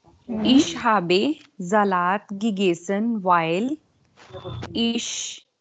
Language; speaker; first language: German; non-native, learner; Hindi